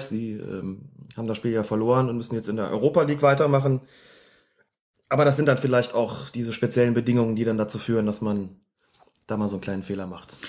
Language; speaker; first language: German; native; German